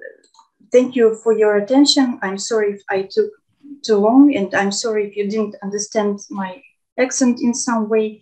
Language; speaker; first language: English; non-native, fluent; Russian